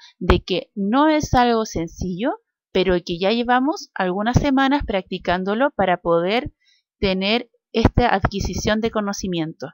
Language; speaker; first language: Spanish; native; Spanish